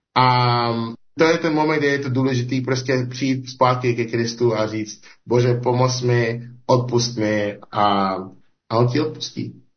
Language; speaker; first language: Czech; early bilingual, heritage; Czech